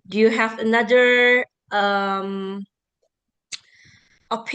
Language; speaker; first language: English; non-native, learner; Indonesian